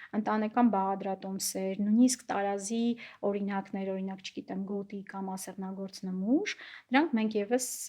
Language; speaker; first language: Armenian; native; Armenian